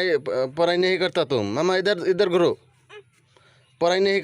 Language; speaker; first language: Hindi; non-native, local second language; Bangla